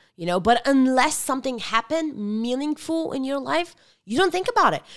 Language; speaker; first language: English; non-native, fluent; Bulgarian